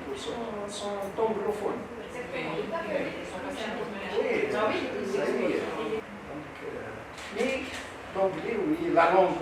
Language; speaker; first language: French; non-native, local second language; Arabic